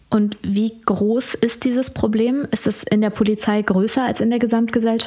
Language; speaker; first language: German; native; German